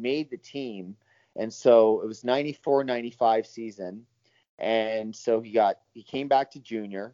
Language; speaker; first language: English; native; English